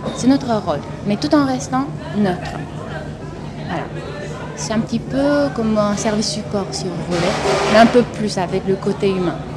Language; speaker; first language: French; non-native, fluent; Romanian